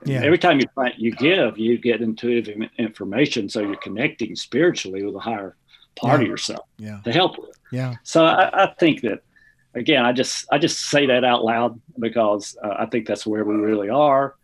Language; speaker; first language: English; native; English